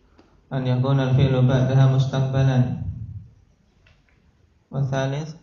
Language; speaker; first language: Arabic; non-native, fluent; Indonesian